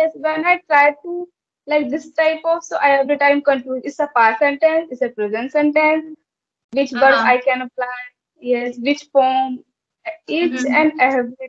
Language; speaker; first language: English; non-native, learner; Hindi